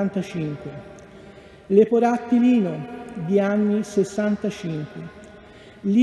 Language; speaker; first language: Italian; native; Italian